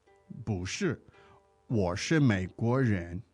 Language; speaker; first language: Chinese; non-native, learner; English